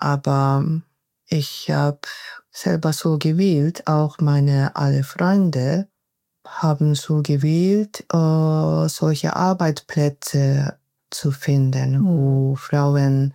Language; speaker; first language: German; non-native, fluent; Japanese